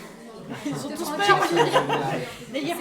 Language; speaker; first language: French; native; French